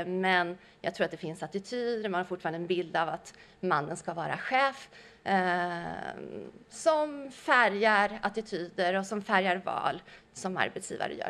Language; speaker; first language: Swedish; native; Swedish